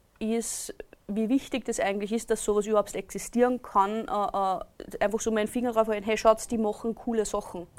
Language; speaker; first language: German; native; German